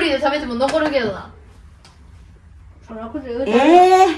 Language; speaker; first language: Japanese; native; Japanese